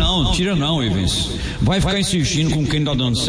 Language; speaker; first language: Portuguese; native; Portuguese